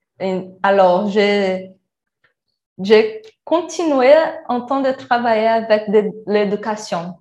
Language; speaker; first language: French; non-native, learner; Portuguese